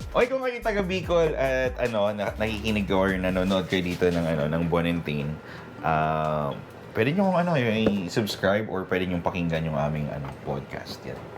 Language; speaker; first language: Filipino; non-native, local second language; Bikol